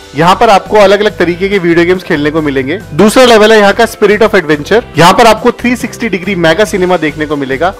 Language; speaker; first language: Hindi; native; Hindi